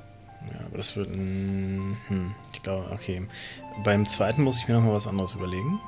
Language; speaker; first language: German; native; German